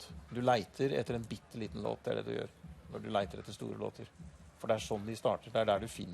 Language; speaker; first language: Norwegian; native; Norwegian